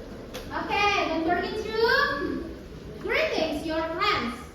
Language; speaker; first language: English; non-native, learner; Indonesian